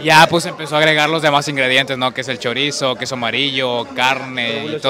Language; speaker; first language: Spanish; native; Spanish